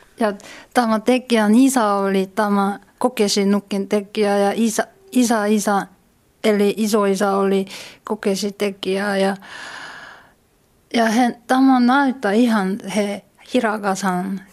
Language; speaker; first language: Finnish; non-native, learner; Korean